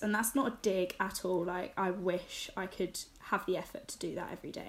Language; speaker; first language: English; native; English